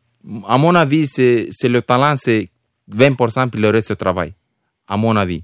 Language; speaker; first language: French; non-native, fluent; Romanian